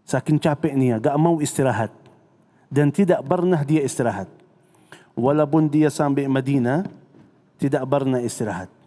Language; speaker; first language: Indonesian; non-native, fluent; Arabic